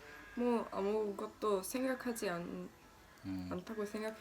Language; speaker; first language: Korean; non-native, learner; Swedish